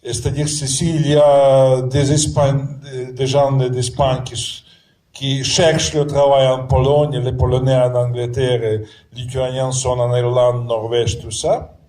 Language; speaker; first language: French; non-native, fluent; Russian